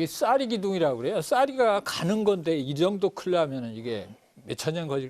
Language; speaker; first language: Korean; native; Korean